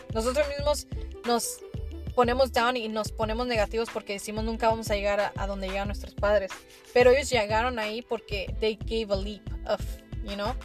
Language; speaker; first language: Spanish; early bilingual, heritage; Spanish